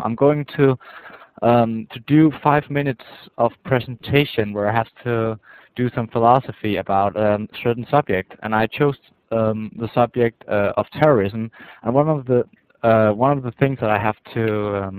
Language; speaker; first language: English; non-native, fluent; Danish